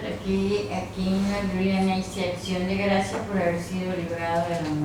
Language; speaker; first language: Spanish; native; Spanish